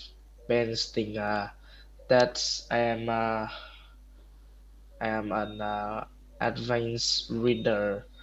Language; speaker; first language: English; non-native, learner; Vietnamese